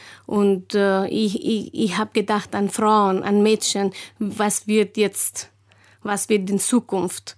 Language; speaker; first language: German; non-native, learner; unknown